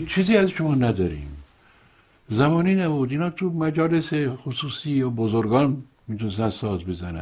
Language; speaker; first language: Persian; native; Persian